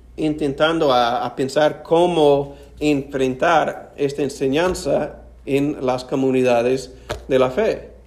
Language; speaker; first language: Spanish; non-native, fluent; English